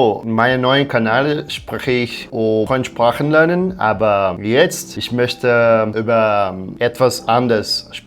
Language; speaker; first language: German; non-native, learner; Portuguese